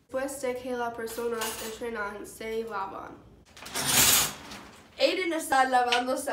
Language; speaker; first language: Spanish; non-native, learner; English